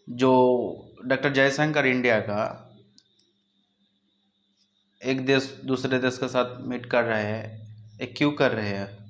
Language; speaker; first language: Hindi; non-native, local second language; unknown